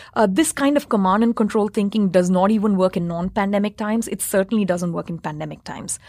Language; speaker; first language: English; non-native, local second language; Hindi